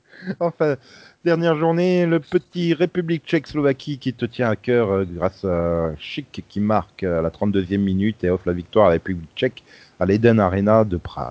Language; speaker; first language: French; native; French